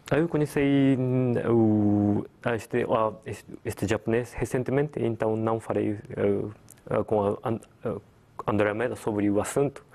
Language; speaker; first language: Portuguese; non-native, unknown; Japanese